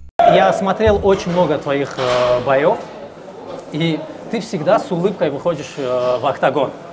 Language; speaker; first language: Russian; non-native, local second language; Tajik